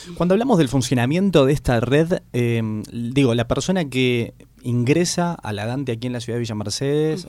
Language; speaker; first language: Spanish; native; Spanish